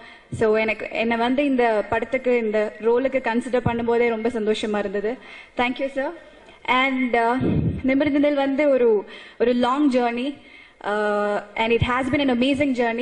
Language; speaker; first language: Tamil; non-native, fluent; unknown